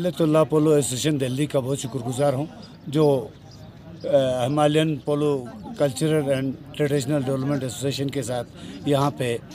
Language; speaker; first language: Hindi; non-native, local second language; Shina